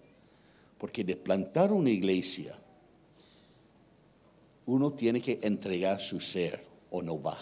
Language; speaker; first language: Spanish; non-native, fluent; English